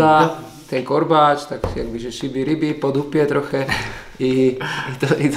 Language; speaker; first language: Polish; non-native, learner; Slovak